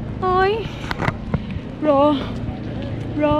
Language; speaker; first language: Thai; native; Thai